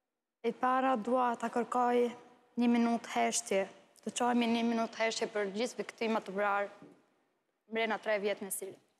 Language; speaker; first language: Albanian; non-native, learner; Arabic